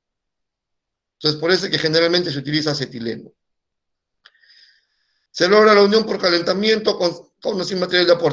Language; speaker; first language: Spanish; native; Spanish